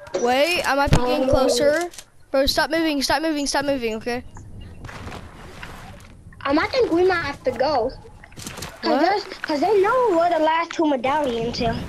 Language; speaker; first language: English; native; English